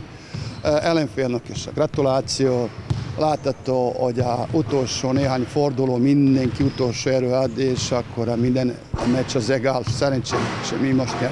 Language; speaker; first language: Hungarian; non-native, learner; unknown